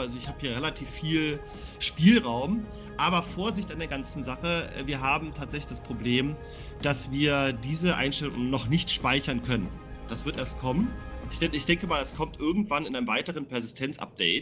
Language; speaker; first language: German; native; German